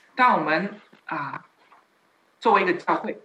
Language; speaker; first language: Chinese; native; Chinese